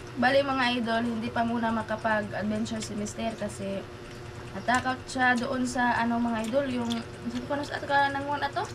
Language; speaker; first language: Filipino; native; Filipino